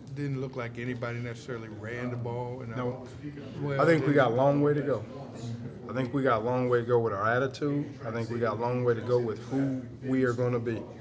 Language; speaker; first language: English; native; English